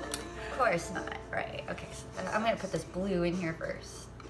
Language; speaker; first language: English; native; English